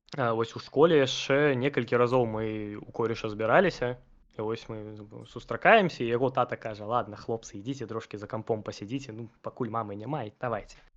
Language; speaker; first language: Belarusian; non-native, local second language; Russian